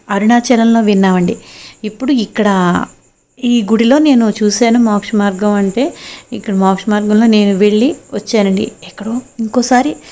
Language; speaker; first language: Telugu; native; Telugu